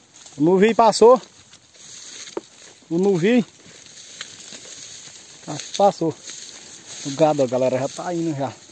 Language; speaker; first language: Portuguese; native; Portuguese